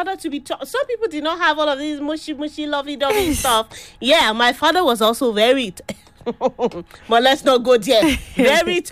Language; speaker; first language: English; non-native, local second language; Yoruba